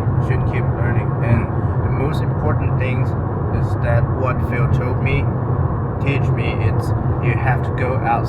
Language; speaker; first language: English; non-native, fluent; Chinese